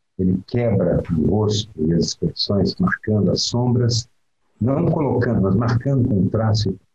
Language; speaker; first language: Portuguese; native; Portuguese